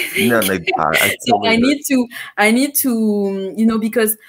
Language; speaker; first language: English; non-native, fluent; French